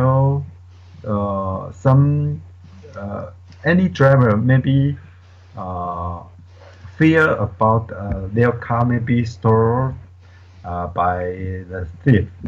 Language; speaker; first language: English; non-native, learner; Chinese